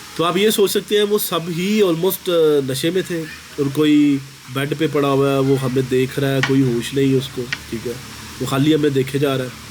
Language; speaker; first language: Urdu; non-native, local second language; Punjabi